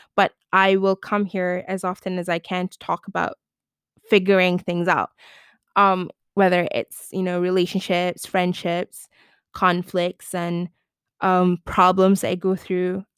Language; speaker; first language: English; non-native, local second language; Malay